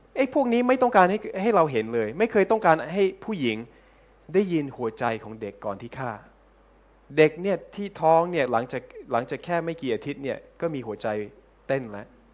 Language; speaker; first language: Thai; non-native, fluent; English